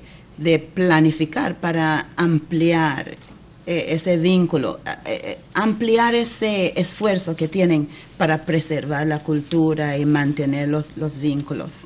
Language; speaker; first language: Spanish; non-native, fluent; English